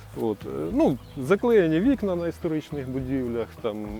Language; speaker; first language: Ukrainian; native; Ukrainian